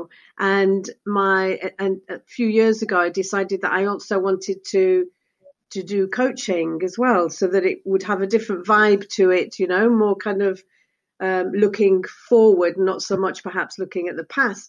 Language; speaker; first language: English; early bilingual, other home language; Spanish